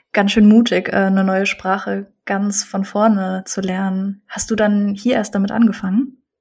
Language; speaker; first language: German; native; German